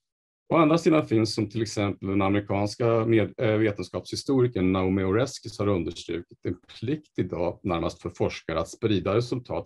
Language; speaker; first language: Swedish; native; Swedish